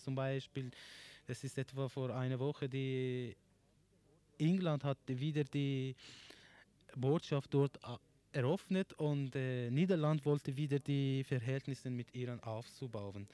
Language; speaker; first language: German; non-native, learner; Persian